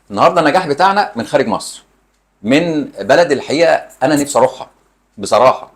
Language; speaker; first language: Arabic; native; Arabic